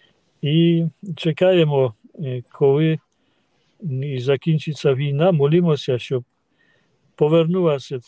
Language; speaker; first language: Ukrainian; non-native, fluent; Polish